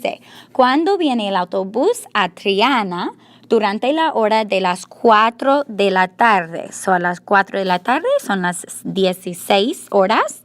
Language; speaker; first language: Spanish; non-native, fluent; English